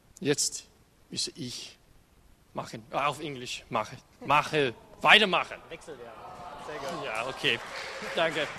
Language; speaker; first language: German; non-native, learner; English